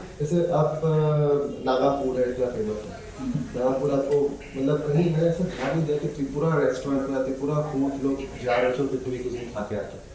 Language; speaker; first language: Hindi; native; Hindi